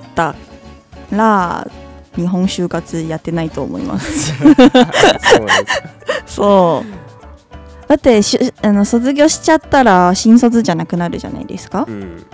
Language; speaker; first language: Japanese; non-native, fluent; Chinese